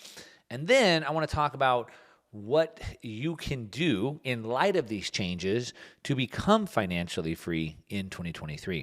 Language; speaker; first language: English; native; English